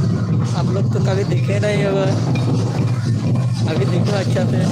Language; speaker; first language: Hindi; non-native, local second language; Santali